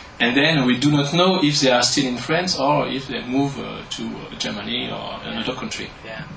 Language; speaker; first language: English; non-native, learner; French